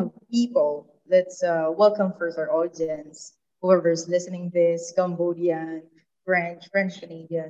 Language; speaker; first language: English; non-native, local second language; Filipino